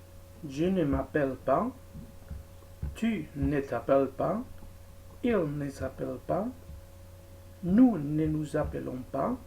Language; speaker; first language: French; non-native, fluent; Spanish